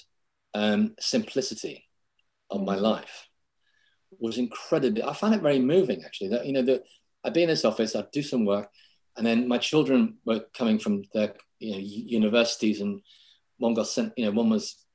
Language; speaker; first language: English; native; English